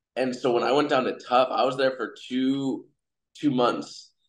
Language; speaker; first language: English; native; English